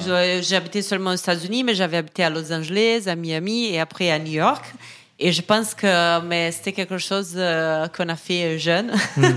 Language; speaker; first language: French; non-native, fluent; Portuguese